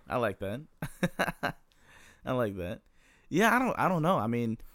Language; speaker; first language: English; native; English